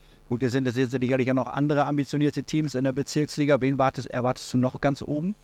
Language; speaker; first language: German; native; German